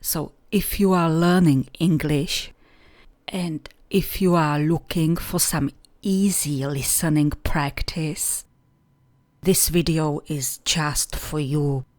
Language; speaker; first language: English; non-native, fluent; Czech